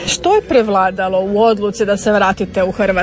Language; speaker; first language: Serbian; native; Serbian